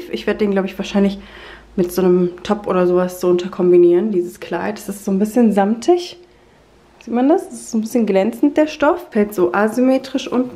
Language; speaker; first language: German; native; German